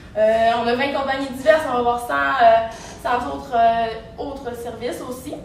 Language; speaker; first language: French; native; French